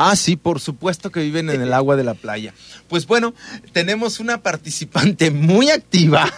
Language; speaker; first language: Spanish; native; Spanish